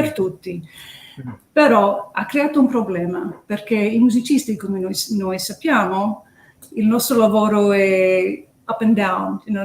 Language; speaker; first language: Italian; early bilingual, heritage; English